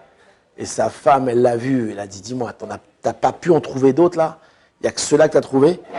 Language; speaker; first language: French; native; French